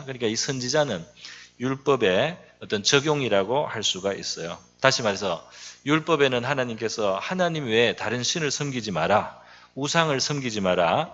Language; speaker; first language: Korean; native; Korean